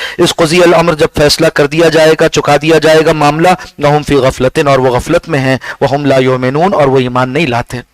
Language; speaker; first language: Urdu; native; Urdu